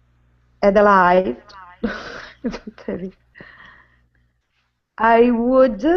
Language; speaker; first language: English; non-native, learner; Italian